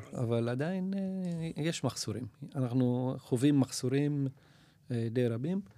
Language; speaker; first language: Hebrew; non-native, local second language; Arabic